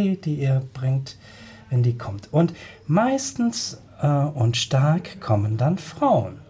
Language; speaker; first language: German; native; German